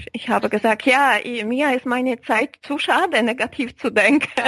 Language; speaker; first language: German; non-native, fluent; Polish